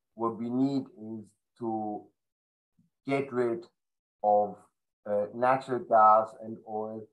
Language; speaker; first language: English; non-native, fluent; German